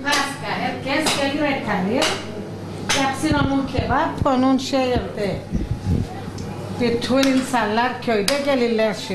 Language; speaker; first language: Turkish; non-native, local second language; Arabic